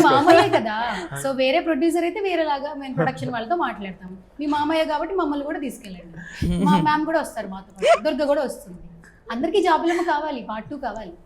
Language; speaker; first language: Telugu; native; Telugu